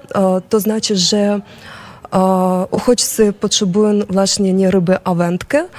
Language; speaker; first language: Polish; non-native, fluent; Ukrainian